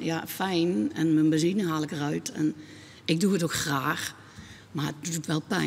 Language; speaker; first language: Dutch; native; Dutch